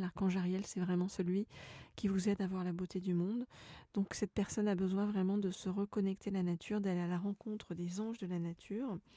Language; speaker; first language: French; native; French